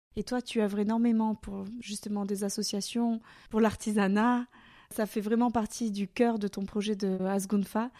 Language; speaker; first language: French; native; French